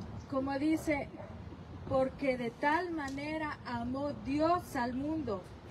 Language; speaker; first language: Spanish; non-native, learner; English